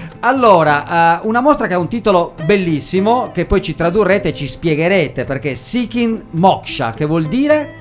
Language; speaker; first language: Italian; native; Italian